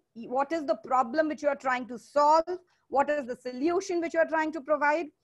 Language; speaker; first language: English; non-native, local second language; Hindi